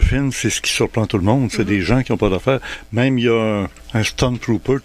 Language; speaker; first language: French; native; French